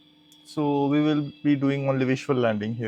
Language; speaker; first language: English; non-native, learner; Tamil